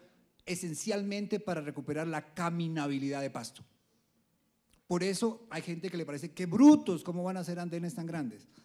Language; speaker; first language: Spanish; native; Spanish